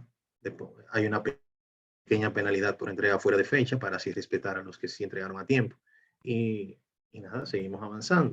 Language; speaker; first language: Spanish; native; Spanish